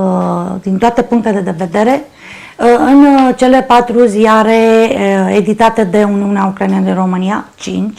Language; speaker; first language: Romanian; non-native, local second language; Ukrainian